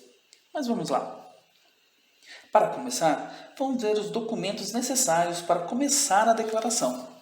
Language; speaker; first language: Portuguese; native; Portuguese